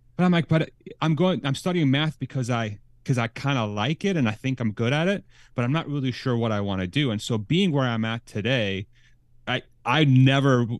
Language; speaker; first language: English; early bilingual, other home language; Persian